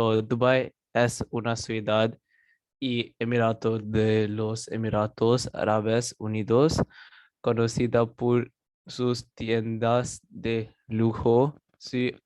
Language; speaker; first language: Spanish; non-native, learner; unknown